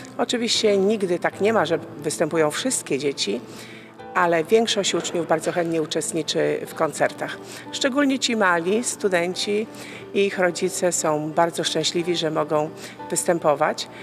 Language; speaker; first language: Polish; native; Polish